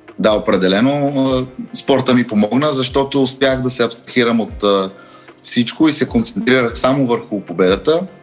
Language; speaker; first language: Bulgarian; early bilingual, heritage; Bulgarian